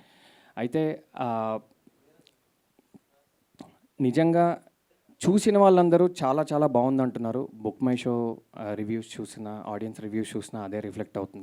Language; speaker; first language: Telugu; native; Telugu